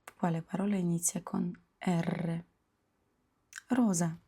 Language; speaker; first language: Italian; non-native, fluent; Ukrainian